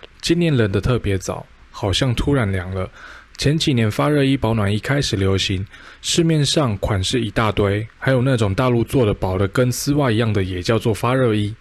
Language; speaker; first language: Chinese; early bilingual, heritage; Chinese